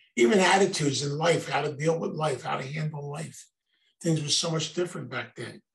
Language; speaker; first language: English; native; English